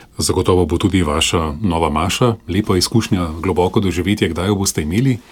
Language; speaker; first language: Slovenian; native; Slovenian